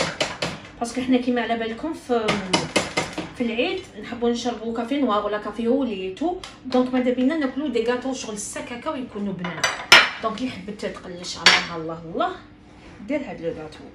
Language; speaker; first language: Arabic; native; Arabic